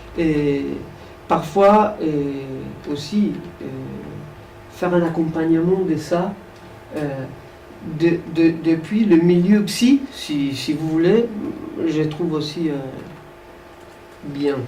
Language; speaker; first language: French; non-native, fluent; Spanish